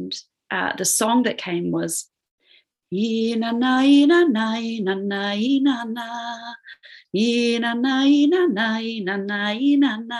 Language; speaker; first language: English; native; English